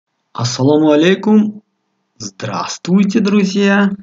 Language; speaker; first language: Russian; non-native, local second language; Tajik